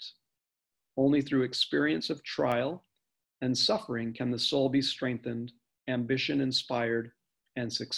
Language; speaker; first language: English; native; English